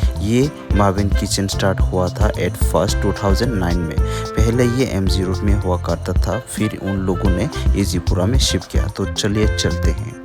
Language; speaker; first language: Hindi; non-native, local second language; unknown